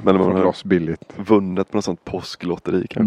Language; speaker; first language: Swedish; native; Swedish